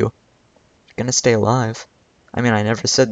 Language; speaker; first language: English; native; English